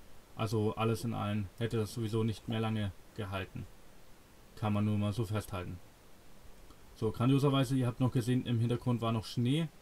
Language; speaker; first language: German; native; German